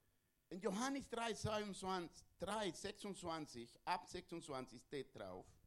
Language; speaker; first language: German; non-native, learner; Spanish